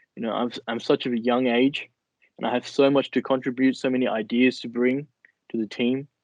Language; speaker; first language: English; early bilingual, other home language; Nepali